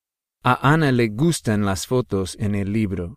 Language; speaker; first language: Spanish; non-native, fluent; English